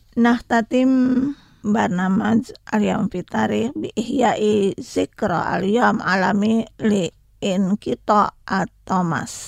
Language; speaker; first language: Arabic; non-native, learner; Indonesian